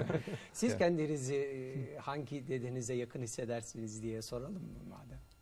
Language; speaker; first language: Turkish; native; Turkish